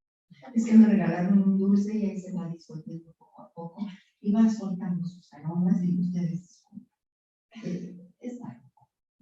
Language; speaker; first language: Spanish; native; Spanish